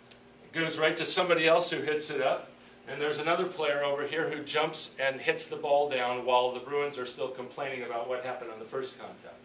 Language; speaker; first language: English; native; English